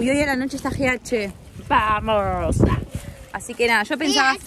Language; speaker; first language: Spanish; native; Spanish